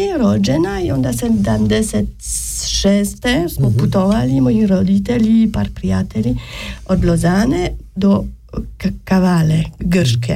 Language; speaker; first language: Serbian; non-native, learner; French